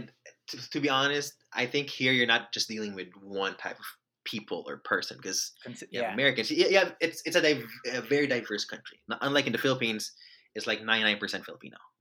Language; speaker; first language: English; non-native, local second language; Filipino